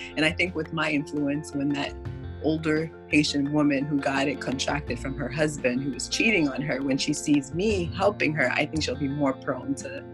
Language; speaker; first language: English; non-native, fluent; Haitian Creole